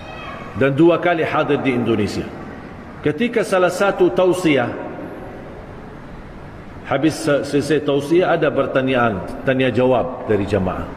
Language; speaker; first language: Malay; non-native, fluent; Arabic